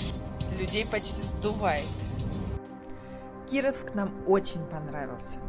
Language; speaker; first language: Russian; native; Russian